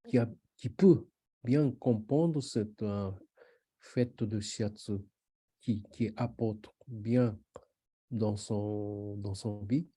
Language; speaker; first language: French; non-native, learner; Japanese